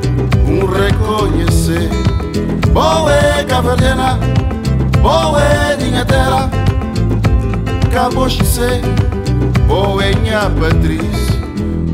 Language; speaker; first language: Portuguese; non-native, local second language; Kabuverdianu